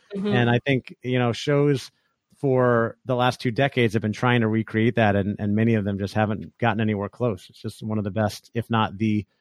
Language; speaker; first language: English; native; English